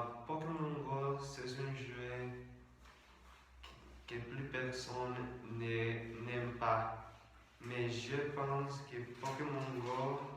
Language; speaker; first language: French; non-native, learner; Spanish